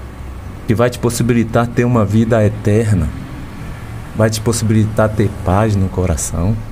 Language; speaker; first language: Portuguese; native; Portuguese